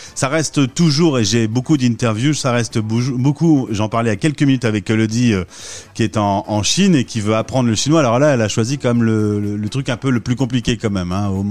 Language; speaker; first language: French; native; French